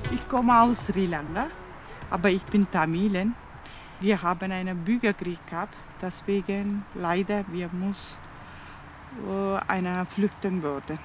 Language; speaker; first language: German; non-native, learner; Tamil